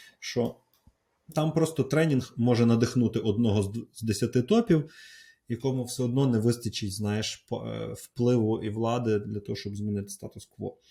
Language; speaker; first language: Ukrainian; native; Ukrainian